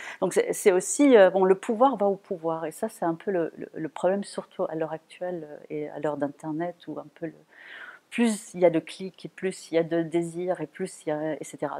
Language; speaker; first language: French; non-native, fluent; German